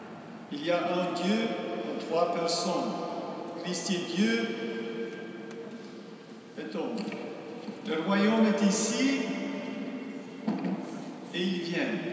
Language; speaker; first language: French; non-native, fluent; English